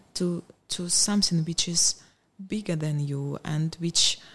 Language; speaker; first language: English; non-native, fluent; Ukrainian